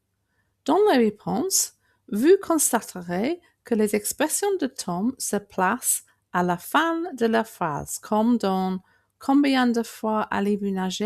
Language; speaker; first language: French; non-native, fluent; English